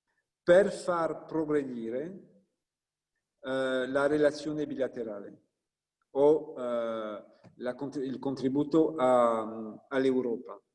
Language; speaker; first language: Italian; non-native, fluent; French